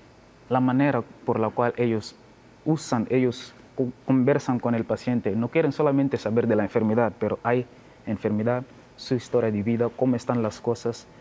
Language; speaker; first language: Spanish; non-native, learner; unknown